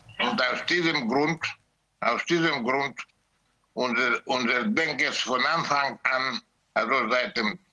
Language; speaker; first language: German; non-native, learner; Greek